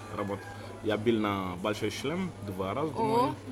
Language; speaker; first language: Russian; non-native, learner; Wolof